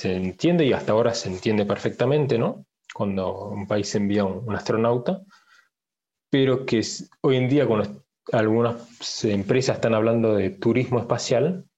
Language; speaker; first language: Spanish; early bilingual, heritage; French